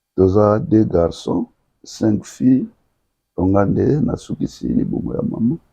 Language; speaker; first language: Lingala; non-native, local second language; Kongo